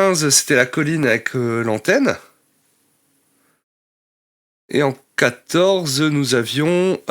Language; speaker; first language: French; native; French